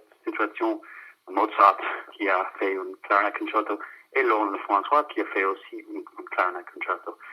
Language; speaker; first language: French; non-native, fluent; English